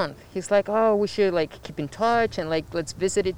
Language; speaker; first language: English; non-native, fluent; Spanish